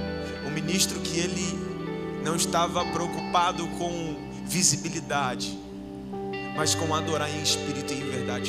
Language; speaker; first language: Portuguese; native; Portuguese